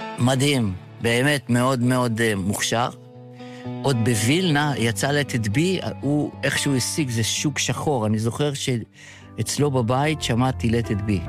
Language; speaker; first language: Hebrew; early bilingual, other home language; Yiddish